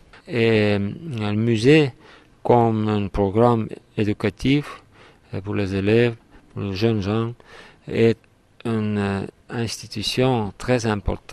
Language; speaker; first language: French; non-native, fluent; Estonian